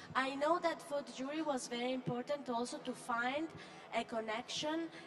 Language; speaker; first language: English; non-native, fluent; Italian